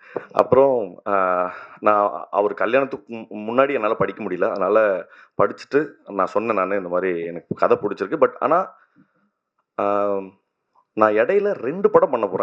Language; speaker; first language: Tamil; native; Tamil